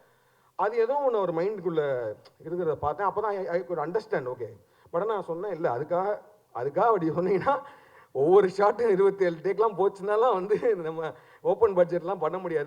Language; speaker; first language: Tamil; native; Tamil